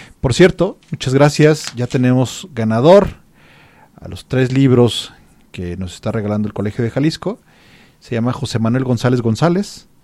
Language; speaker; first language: Spanish; native; Spanish